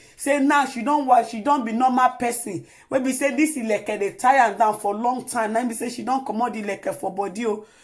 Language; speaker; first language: Nigerian Pidgin; non-native, local second language; Yoruba